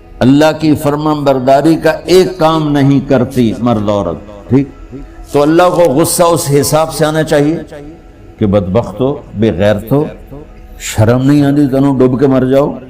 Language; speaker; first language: Urdu; non-native, local second language; Punjabi